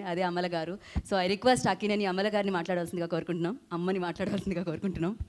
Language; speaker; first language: Telugu; native; Telugu